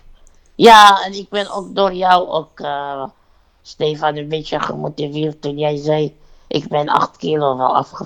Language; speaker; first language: Dutch; non-native, learner; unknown